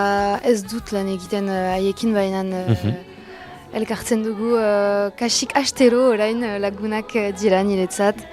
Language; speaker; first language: Basque; non-native, local second language; French